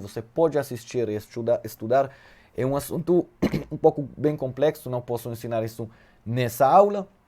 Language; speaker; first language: Portuguese; non-native, fluent; Hebrew